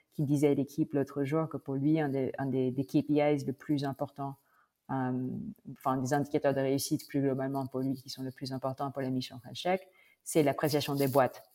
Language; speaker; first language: French; non-native, fluent; Filipino